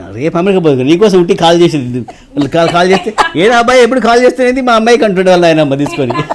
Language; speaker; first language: Telugu; native; Telugu